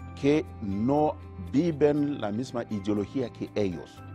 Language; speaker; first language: Spanish; non-native, learner; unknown